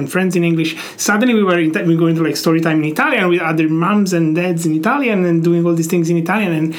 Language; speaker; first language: English; non-native, fluent; Italian